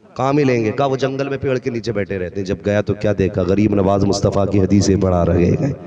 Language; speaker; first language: Urdu; native; Urdu